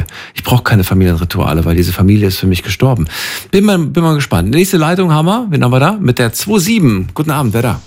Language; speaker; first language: German; native; German